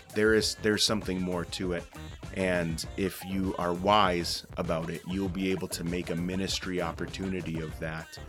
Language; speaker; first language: English; native; English